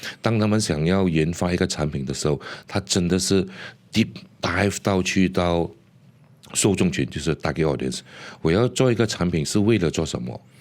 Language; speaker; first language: Chinese; native; Chinese